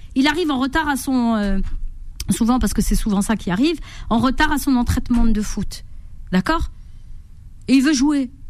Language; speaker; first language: French; native; French